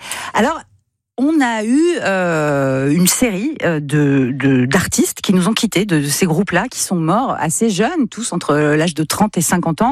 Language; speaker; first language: French; native; French